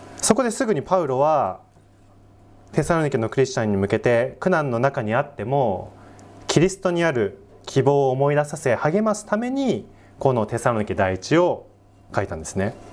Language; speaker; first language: Japanese; native; Japanese